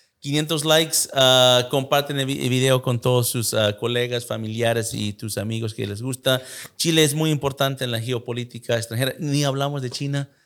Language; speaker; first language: Spanish; early bilingual, heritage; Spanish